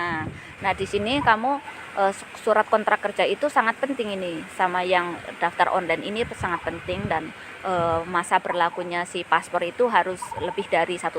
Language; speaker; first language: Indonesian; native; Indonesian